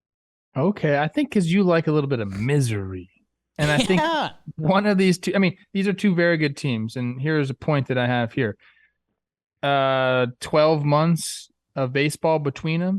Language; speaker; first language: English; native; English